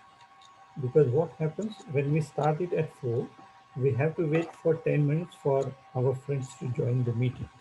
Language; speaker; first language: English; non-native, local second language; Marathi